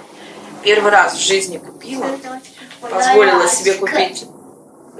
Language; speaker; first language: Russian; native; Russian